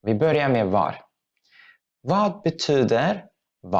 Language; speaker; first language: Swedish; non-native, fluent; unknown